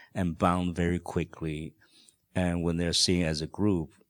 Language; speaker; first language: English; non-native, fluent; Chinese